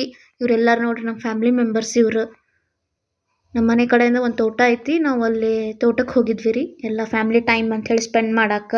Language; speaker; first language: Kannada; native; Kannada